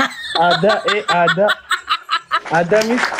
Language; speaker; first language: Indonesian; non-native, learner; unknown